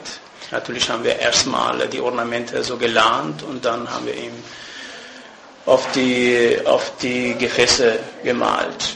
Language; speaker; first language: German; non-native, fluent; Persian